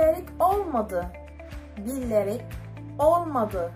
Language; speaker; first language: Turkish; non-native, fluent; Arabic